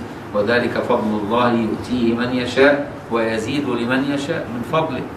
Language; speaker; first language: Arabic; native; Arabic